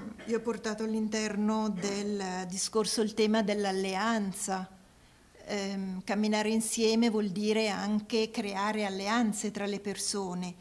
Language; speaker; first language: Italian; native; Italian